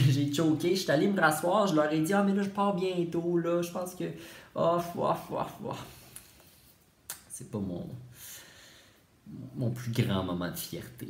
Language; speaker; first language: French; native; French